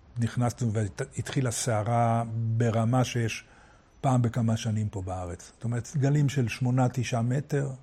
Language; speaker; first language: Hebrew; native; Hebrew